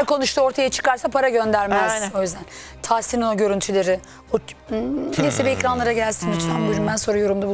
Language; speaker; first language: Turkish; native; Turkish